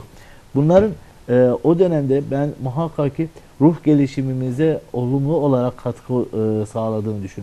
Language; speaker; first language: Turkish; native; Turkish